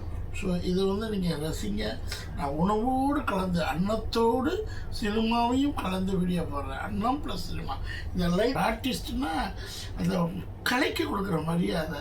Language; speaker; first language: Tamil; native; Tamil